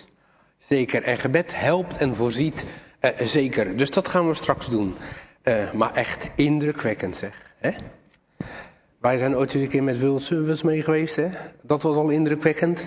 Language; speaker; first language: Dutch; native; Dutch